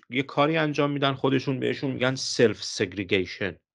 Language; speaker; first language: Persian; native; Persian